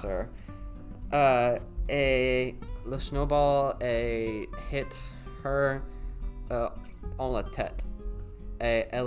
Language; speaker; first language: French; non-native, learner; English